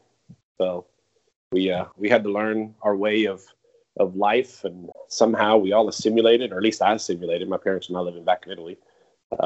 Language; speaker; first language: English; non-native, fluent; Italian